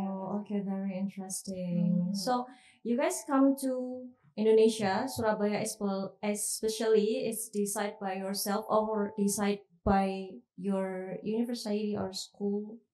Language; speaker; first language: English; non-native, fluent; Indonesian